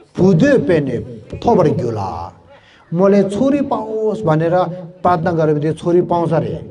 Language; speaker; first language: Nepali; non-native, fluent; Tibetan